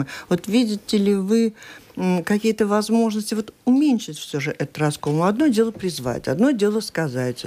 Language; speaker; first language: Russian; native; Russian